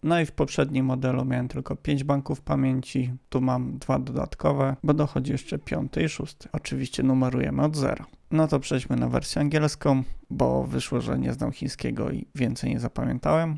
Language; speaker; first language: Polish; native; Polish